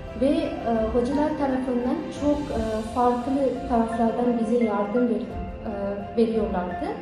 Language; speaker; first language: Turkish; non-native, fluent; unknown